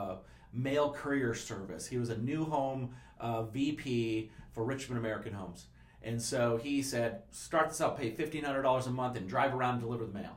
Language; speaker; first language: English; native; English